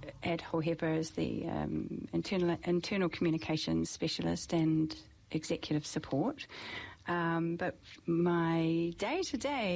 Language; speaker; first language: English; native; English